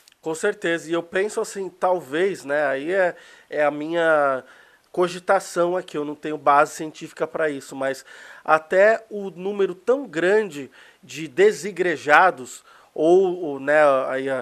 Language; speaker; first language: Portuguese; native; Portuguese